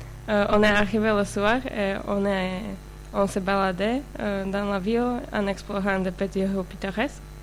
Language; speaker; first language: French; non-native, fluent; Slovak